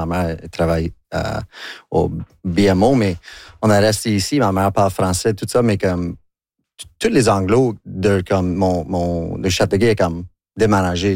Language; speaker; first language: French; non-native, local second language; English